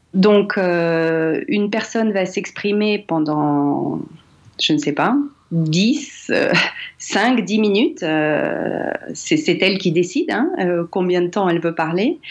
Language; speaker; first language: French; native; French